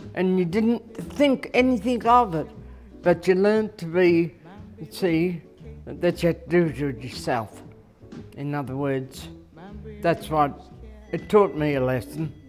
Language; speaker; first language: English; native; English